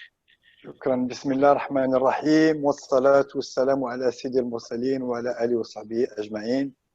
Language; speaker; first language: Arabic; native; Arabic